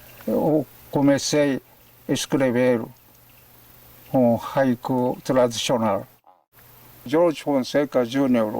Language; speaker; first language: Portuguese; non-native, fluent; Japanese